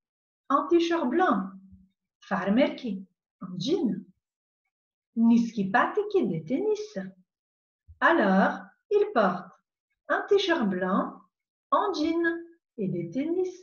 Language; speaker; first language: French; non-native, fluent; Macedonian